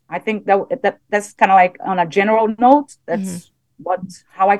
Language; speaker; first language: English; non-native, fluent; Portuguese